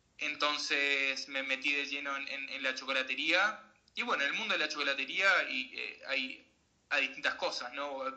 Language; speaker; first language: Spanish; native; Spanish